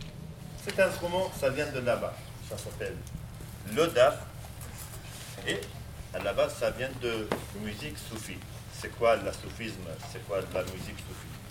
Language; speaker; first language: French; non-native, fluent; Kurdish